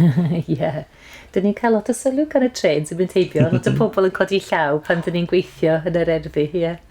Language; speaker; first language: Welsh; native; Welsh